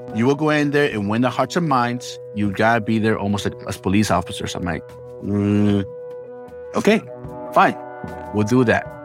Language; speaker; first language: English; early bilingual, other home language; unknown